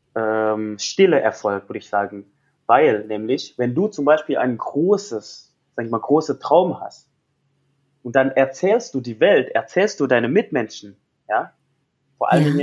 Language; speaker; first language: German; non-native, fluent; Indonesian